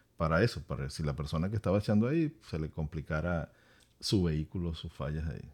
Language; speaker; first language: Spanish; native; Spanish